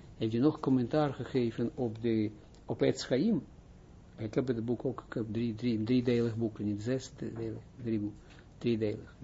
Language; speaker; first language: Dutch; non-native, fluent; Hebrew